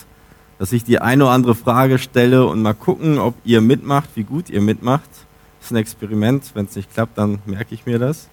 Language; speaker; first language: German; native; German